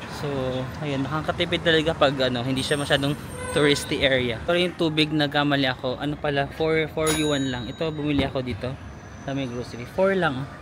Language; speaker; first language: Filipino; non-native, local second language; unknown